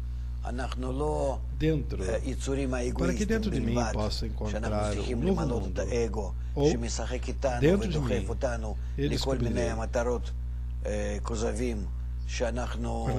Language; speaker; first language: Hebrew; non-native, fluent; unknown